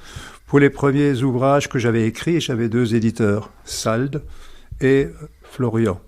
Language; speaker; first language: French; native; French